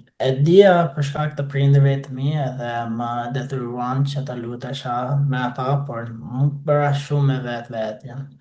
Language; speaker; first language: Albanian; non-native, fluent; English